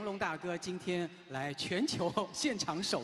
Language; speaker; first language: Chinese; native; Chinese